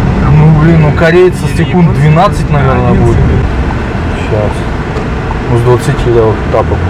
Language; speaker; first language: Russian; native; Russian